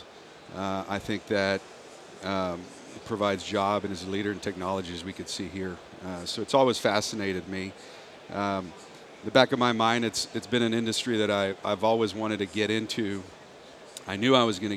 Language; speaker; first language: English; native; English